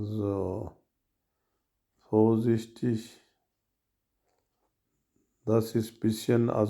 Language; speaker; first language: German; non-native, learner; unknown